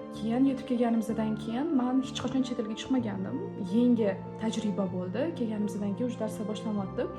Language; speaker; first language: Uzbek; native; Uzbek